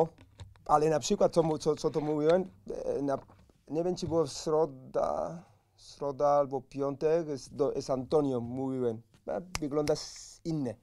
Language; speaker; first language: Polish; non-native, learner; Spanish